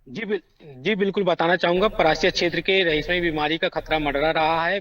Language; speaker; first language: Hindi; native; Hindi